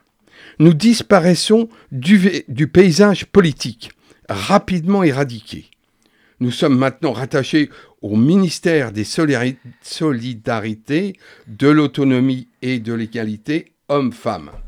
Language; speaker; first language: French; native; French